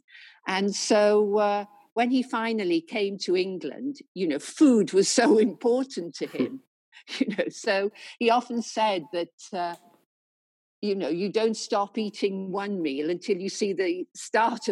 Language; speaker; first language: English; native; English